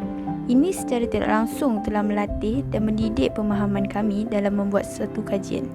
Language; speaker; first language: Malay; native; Malay